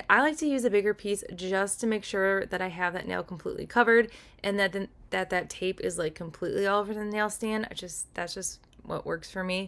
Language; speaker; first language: English; native; English